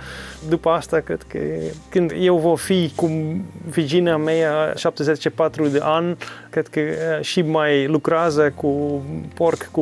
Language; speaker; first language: Romanian; non-native, learner; Dutch